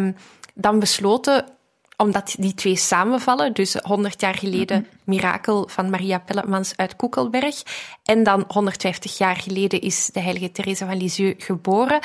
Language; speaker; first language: Dutch; native; Dutch